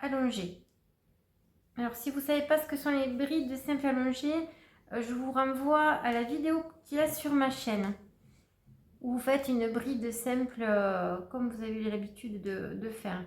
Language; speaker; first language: French; native; French